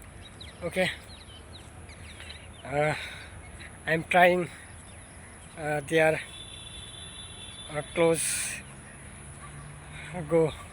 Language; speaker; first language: English; non-native, learner; Bangla